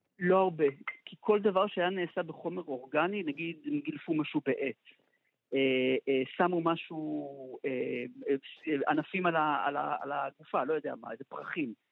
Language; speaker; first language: Hebrew; native; Hebrew